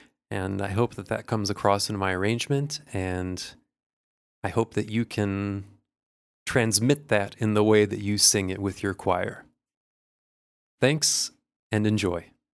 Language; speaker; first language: English; early bilingual, other home language; Lithuanian